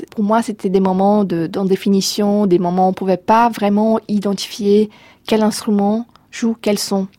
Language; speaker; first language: French; non-native, fluent; Portuguese